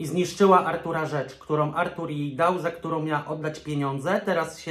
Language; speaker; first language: Polish; native; Polish